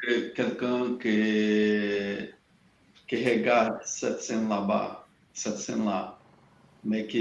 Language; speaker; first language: French; non-native, learner; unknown